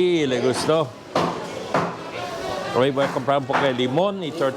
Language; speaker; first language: Spanish; non-native, fluent; English